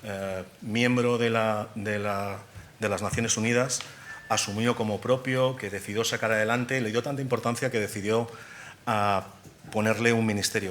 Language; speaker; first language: Spanish; native; Spanish